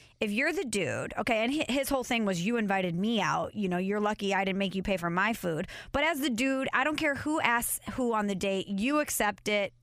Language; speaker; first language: English; native; English